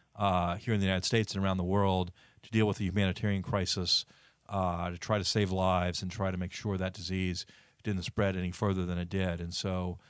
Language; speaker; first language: English; native; English